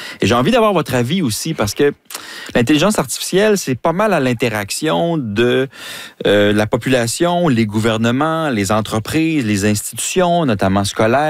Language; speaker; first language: French; native; French